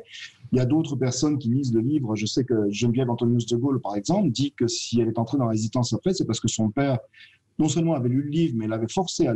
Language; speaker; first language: French; native; French